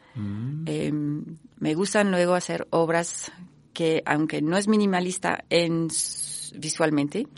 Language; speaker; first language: Spanish; non-native, fluent; French